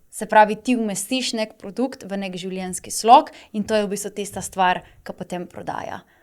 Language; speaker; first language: Slovenian; native; Slovenian